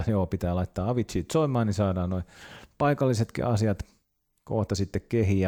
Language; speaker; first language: Finnish; native; Finnish